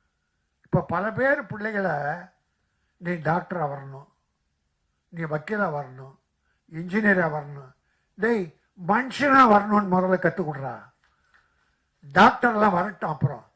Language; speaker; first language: Tamil; native; Tamil